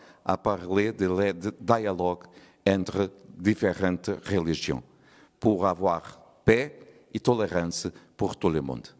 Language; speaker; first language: French; non-native, learner; Portuguese